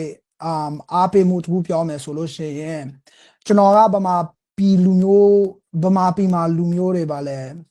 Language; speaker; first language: Burmese; non-native, learner; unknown